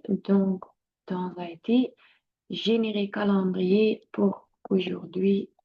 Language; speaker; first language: French; non-native, local second language; Dutch